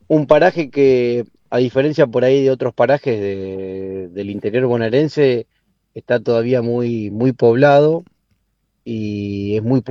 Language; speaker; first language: Spanish; native; Spanish